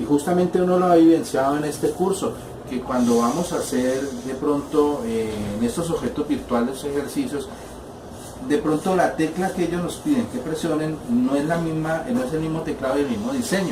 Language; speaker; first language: Spanish; native; Spanish